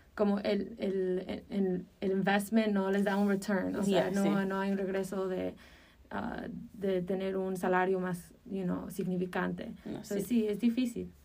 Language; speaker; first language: Spanish; early bilingual, heritage; Spanish